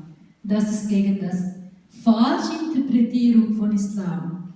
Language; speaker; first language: German; non-native, fluent; Urdu